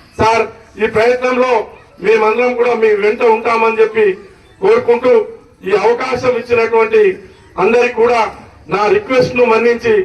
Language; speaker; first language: Telugu; native; Telugu